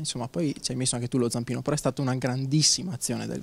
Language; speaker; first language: Italian; native; Italian